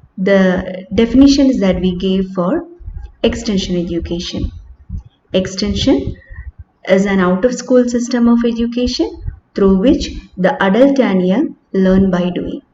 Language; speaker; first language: English; non-native, local second language; Malayalam